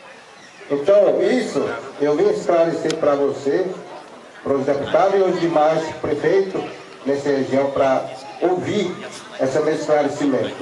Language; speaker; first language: Portuguese; non-native, local second language; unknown